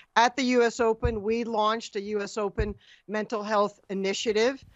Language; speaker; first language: English; native; English